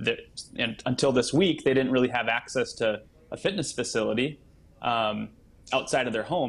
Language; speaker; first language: English; native; English